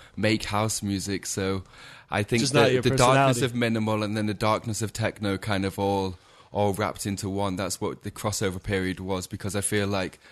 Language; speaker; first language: English; native; English